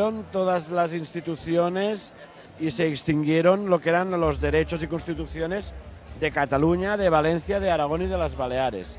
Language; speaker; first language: Spanish; non-native, local second language; Catalan